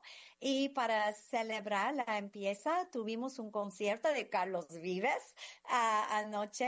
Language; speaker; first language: Spanish; non-native, fluent; English